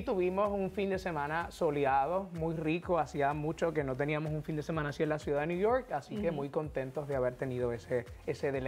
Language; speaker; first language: Spanish; native; Spanish